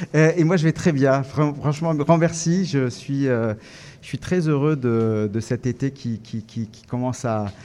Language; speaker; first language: French; native; French